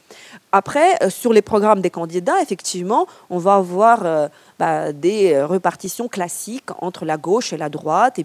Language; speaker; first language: French; non-native, fluent; Ukrainian